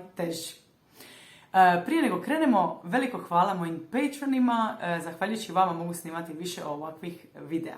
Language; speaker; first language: Croatian; native; Croatian